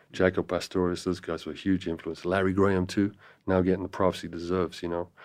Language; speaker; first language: English; native; English